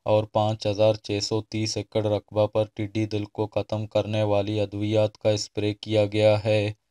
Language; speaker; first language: Urdu; non-native, local second language; Baluchi